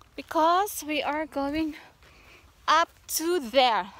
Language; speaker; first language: English; non-native, local second language; Cebuano